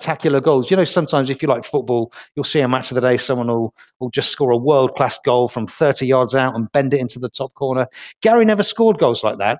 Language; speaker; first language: English; native; English